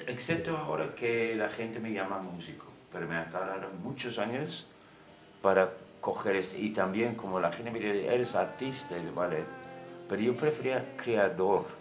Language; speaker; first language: Spanish; non-native, fluent; English